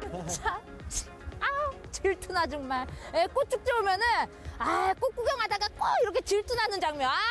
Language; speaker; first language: Korean; native; Korean